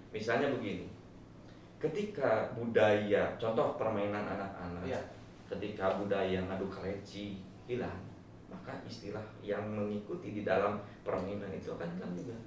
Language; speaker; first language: Indonesian; non-native, local second language; Sundanese